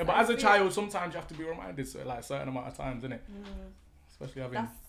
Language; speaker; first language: English; native; English